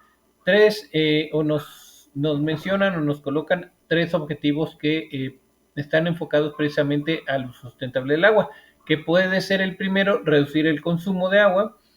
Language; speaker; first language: Spanish; native; Spanish